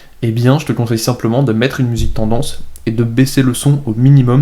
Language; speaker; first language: French; native; French